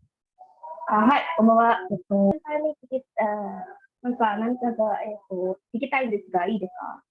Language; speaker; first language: Japanese; non-native, learner; Indonesian